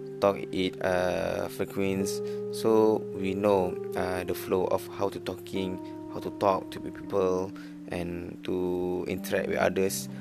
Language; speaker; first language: English; non-native, learner; Malay